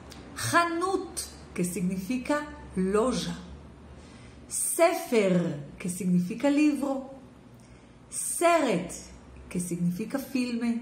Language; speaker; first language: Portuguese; non-native, fluent; Hebrew